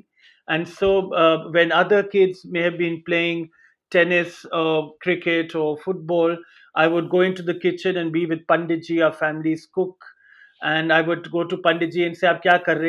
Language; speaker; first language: English; non-native, local second language; Hindi